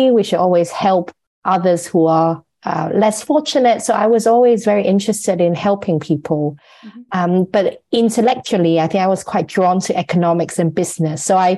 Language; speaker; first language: English; non-native, local second language; Cantonese